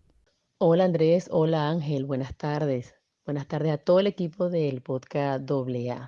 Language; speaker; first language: Spanish; native; Spanish